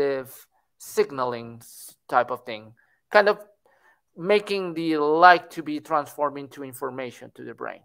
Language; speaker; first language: English; non-native, fluent; Spanish